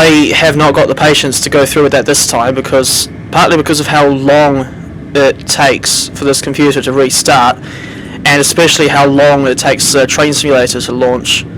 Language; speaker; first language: English; native; English